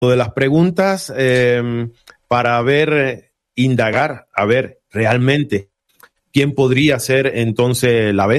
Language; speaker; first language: Spanish; native; Spanish